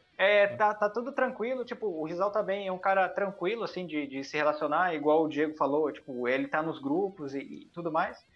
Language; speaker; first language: Portuguese; early bilingual, heritage; Portuguese